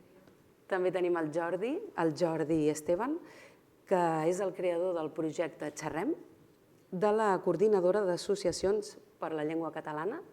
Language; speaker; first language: Catalan; native; Catalan